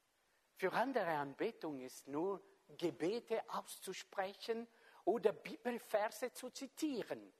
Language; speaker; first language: German; non-native, fluent; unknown